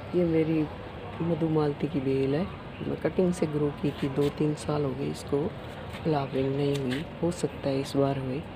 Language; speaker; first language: Hindi; non-native, local second language; Punjabi